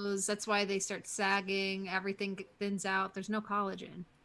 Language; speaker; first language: English; native; English